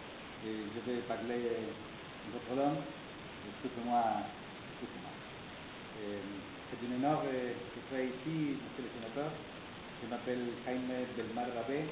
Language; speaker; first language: French; non-native, learner; Spanish